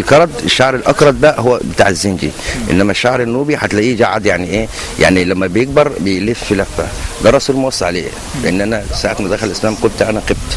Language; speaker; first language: Egyptian Arabic; non-native, local second language; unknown